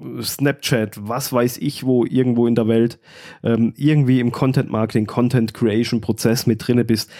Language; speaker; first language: German; native; German